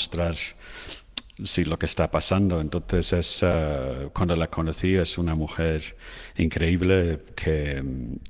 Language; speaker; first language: Spanish; non-native, fluent; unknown